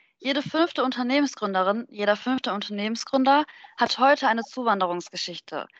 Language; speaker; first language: German; native; German